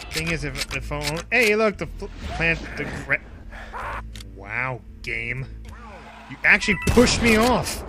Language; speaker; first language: English; native; English